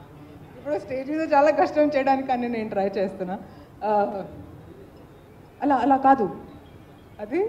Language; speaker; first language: Telugu; non-native, local second language; Hindi